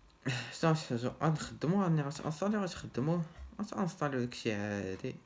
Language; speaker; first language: Arabic; native; Arabic